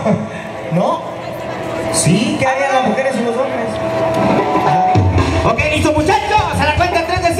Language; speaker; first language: Spanish; native; Spanish